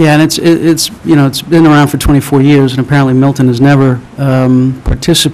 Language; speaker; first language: English; native; English